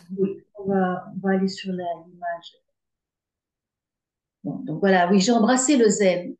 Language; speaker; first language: French; native; French